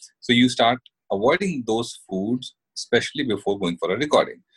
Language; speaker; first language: English; non-native, local second language; Hindi